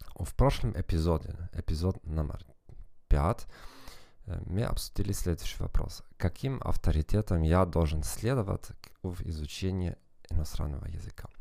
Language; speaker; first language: Russian; non-native, fluent; German